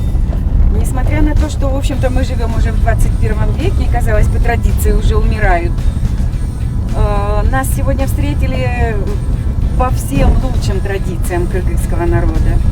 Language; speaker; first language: Russian; native; Russian